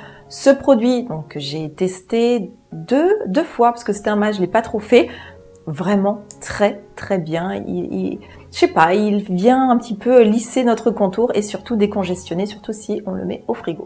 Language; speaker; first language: French; native; French